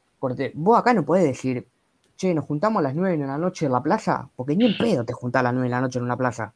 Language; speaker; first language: Spanish; native; Spanish